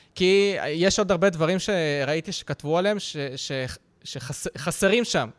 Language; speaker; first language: Hebrew; early bilingual, other home language; Russian